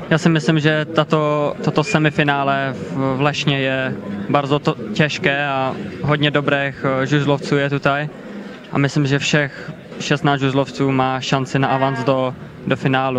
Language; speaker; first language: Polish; non-native, learner; Czech